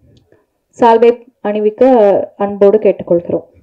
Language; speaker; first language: Tamil; native; Tamil